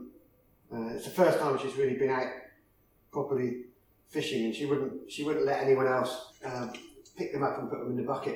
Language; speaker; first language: English; native; English